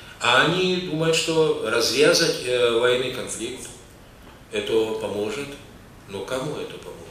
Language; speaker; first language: Russian; non-native, fluent; Czech